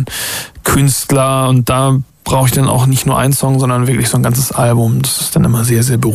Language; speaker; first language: German; native; German